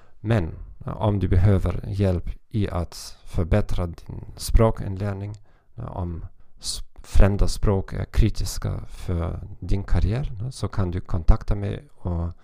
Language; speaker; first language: Swedish; non-native, learner; German